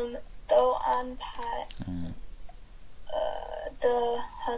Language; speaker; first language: Chinese; non-native, learner; English